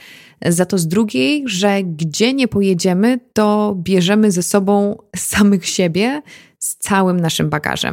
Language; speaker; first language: Polish; native; Polish